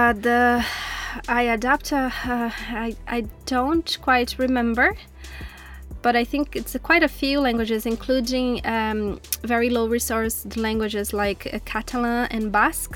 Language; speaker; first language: English; non-native, fluent; Portuguese